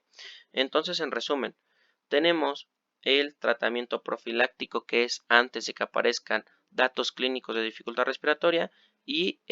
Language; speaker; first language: Spanish; native; Spanish